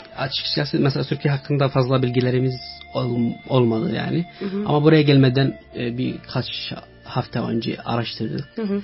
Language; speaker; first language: Turkish; non-native, fluent; Arabic